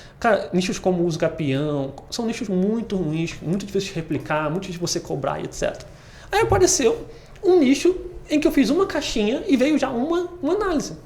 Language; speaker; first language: Portuguese; native; Portuguese